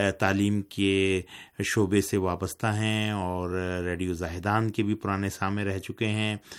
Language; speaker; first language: Urdu; native; Urdu